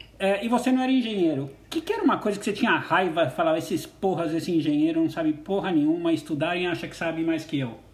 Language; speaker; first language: Portuguese; native; Portuguese